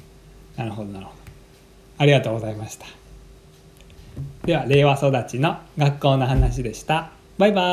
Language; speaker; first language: Japanese; native; Japanese